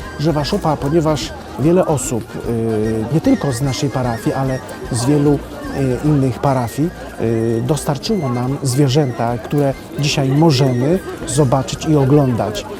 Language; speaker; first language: Polish; native; Polish